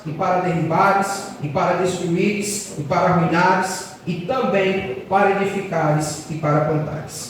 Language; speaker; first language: Portuguese; native; Portuguese